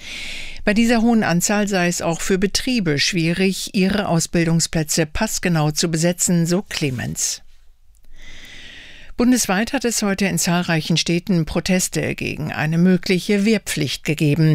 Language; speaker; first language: German; native; German